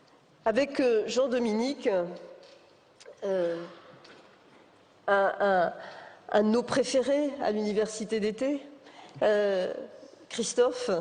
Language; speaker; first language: French; native; French